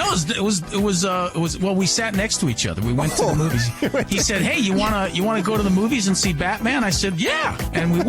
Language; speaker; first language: English; native; English